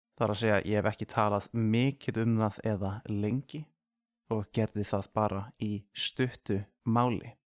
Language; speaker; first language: Icelandic; native; Icelandic